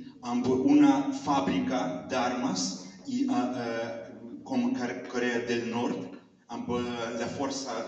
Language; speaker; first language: Catalan; non-native, fluent; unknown